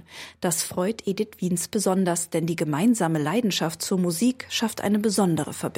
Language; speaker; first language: German; native; German